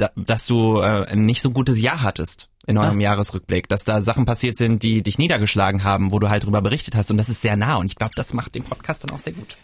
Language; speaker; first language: German; native; German